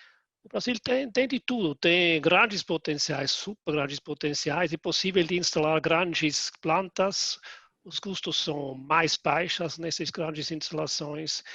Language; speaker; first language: Portuguese; non-native, fluent; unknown